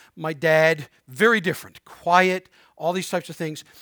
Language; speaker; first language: English; native; English